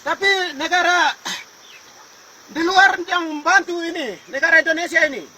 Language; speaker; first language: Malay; non-native, local second language; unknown